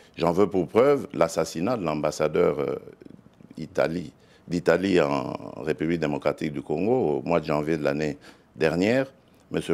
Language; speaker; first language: French; non-native, local second language; Luba-Lulua